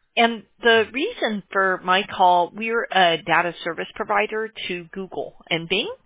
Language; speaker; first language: English; native; English